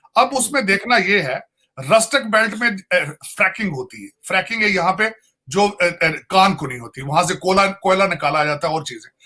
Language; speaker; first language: Urdu; non-native, local second language; Punjabi